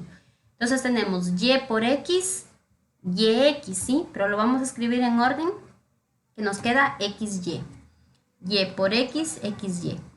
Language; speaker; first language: Spanish; native; Spanish